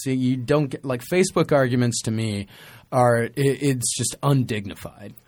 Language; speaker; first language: English; native; English